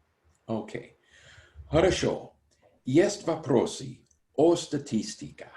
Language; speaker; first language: Russian; non-native, learner; English